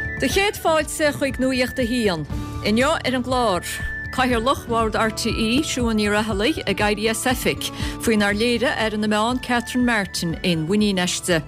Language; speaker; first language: Irish; native; Irish